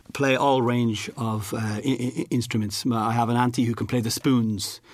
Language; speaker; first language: English; native; English